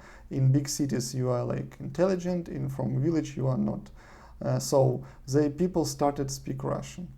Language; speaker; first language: English; non-native, learner; Russian